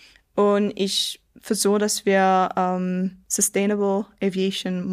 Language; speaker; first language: German; non-native, local second language; French